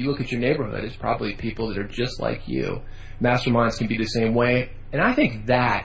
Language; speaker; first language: English; native; English